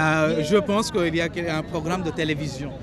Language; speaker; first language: French; non-native, learner; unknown